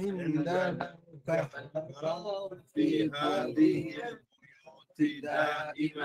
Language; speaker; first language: Arabic; non-native, learner; English